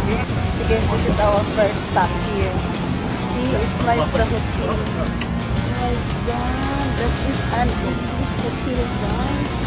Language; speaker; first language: English; non-native, local second language; Filipino